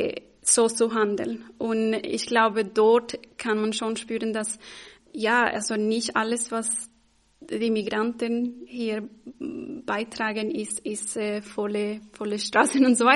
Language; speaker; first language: German; non-native, fluent; Spanish